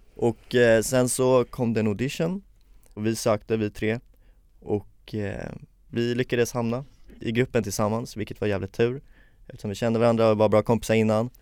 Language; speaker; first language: Swedish; early bilingual, other home language; Spanish